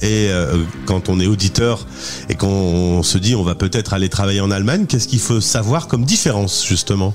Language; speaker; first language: French; native; French